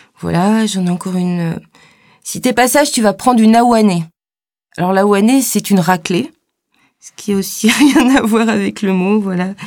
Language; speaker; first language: French; native; French